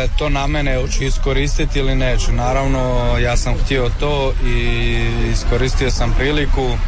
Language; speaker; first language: Serbian; non-native, fluent; Central Kurdish